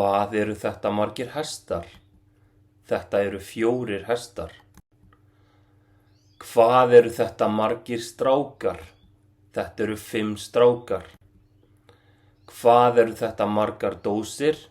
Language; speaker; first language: Icelandic; non-native, fluent; Arabic